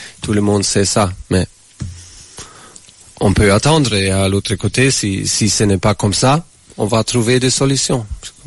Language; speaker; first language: French; non-native, learner; German